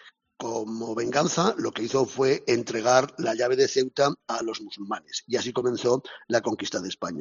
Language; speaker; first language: Spanish; native; Spanish